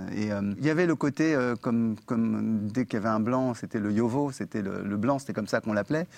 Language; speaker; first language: French; native; French